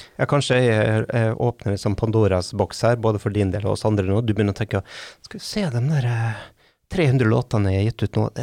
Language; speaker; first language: Norwegian; native; Norwegian